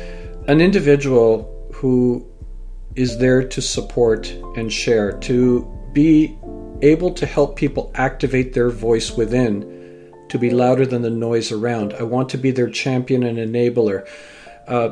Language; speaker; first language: English; native; English